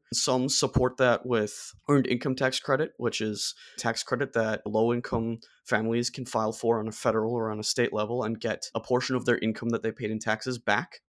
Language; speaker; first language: English; non-native, fluent; German